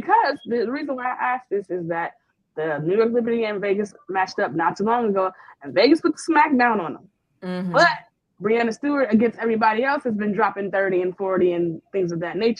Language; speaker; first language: English; native; English